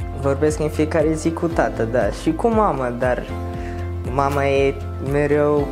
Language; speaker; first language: Romanian; non-native, learner; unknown